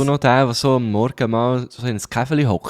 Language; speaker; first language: German; native; German